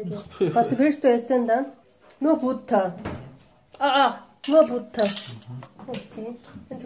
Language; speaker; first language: German; non-native, learner; Korean